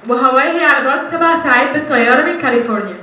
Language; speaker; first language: Arabic; native; Arabic